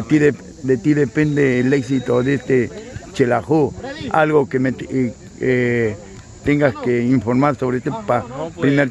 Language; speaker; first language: Spanish; native; Spanish